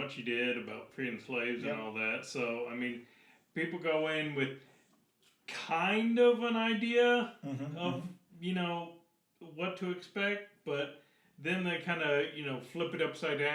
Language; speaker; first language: English; native; English